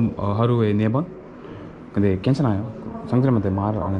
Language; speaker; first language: Korean; non-native, fluent; Tamil